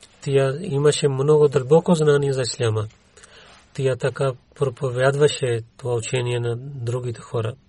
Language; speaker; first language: Bulgarian; non-native, learner; Urdu